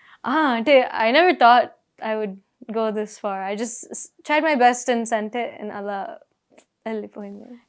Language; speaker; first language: English; early bilingual, other home language; Telugu